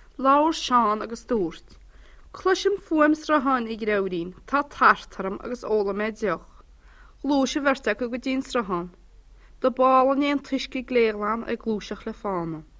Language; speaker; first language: Irish; native; Irish